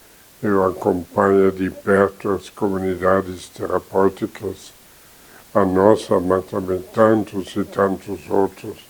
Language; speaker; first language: Portuguese; non-native, fluent; German